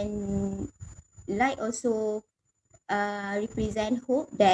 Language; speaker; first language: English; non-native, local second language; Malay